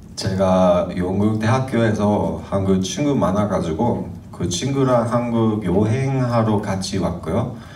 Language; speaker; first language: Korean; non-native, fluent; English